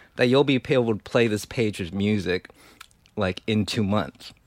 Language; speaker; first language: English; non-native, fluent; Chinese